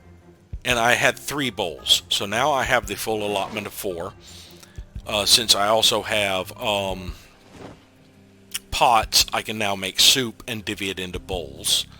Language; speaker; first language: English; native; English